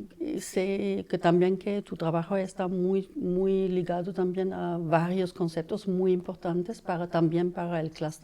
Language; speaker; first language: Spanish; non-native, fluent; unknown